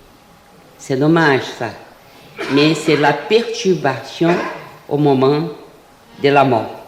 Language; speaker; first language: French; non-native, fluent; Portuguese